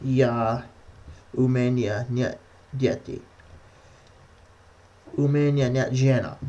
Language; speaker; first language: Polish; non-native, learner; English